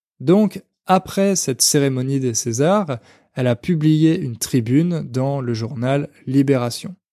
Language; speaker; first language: French; native; French